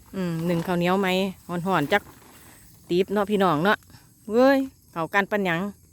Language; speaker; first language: Thai; native; Thai